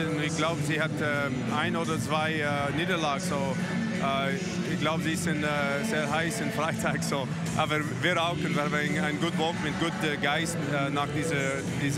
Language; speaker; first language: German; non-native, learner; English